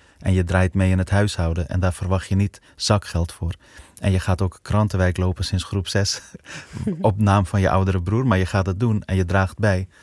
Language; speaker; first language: Dutch; early bilingual, other home language; Persian